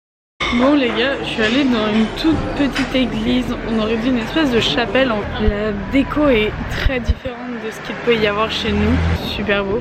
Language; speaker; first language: French; native; French